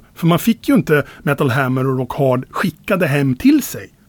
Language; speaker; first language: Swedish; native; Swedish